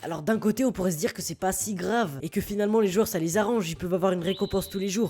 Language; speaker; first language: French; native; French